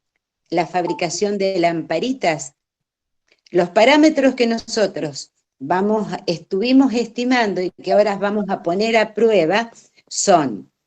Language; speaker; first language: Spanish; native; Spanish